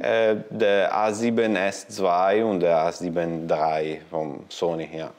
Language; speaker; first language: German; non-native, learner; Italian